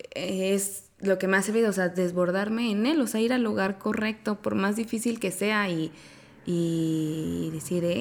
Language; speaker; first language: Spanish; native; Spanish